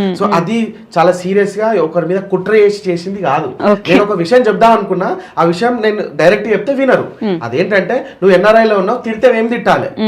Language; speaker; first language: Telugu; native; Telugu